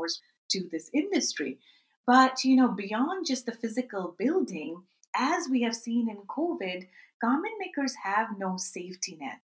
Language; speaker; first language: English; non-native, local second language; Urdu